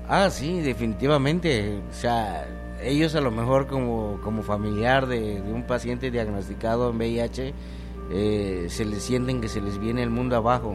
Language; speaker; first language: Spanish; native; Spanish